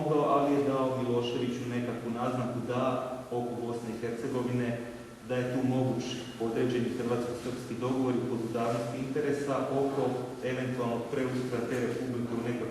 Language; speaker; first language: Croatian; native; Croatian